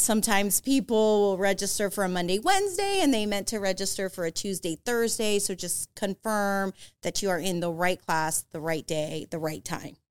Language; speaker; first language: English; native; English